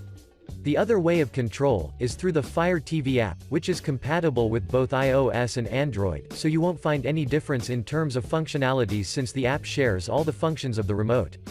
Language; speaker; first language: English; non-native, fluent; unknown